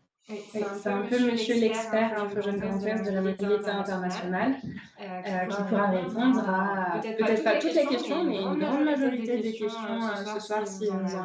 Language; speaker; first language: French; native; French